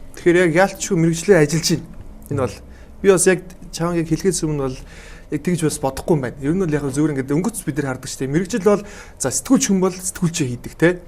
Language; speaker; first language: Mongolian; native; Mongolian